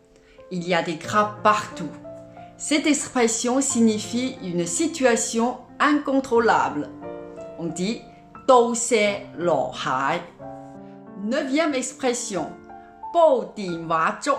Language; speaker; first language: French; non-native, fluent; Cantonese